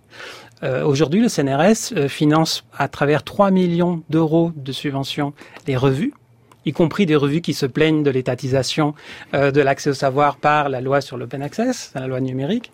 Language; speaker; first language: French; native; French